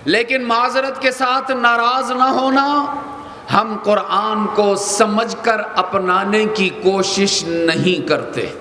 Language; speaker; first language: Urdu; native; Urdu